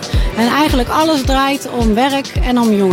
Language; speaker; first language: Dutch; native; Dutch